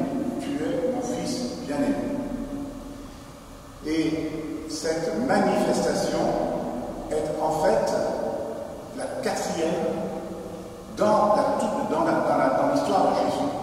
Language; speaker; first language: French; native; French